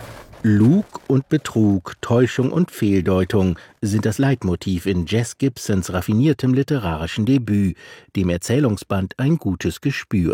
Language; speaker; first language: German; native; German